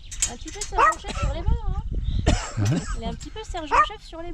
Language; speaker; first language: French; native; French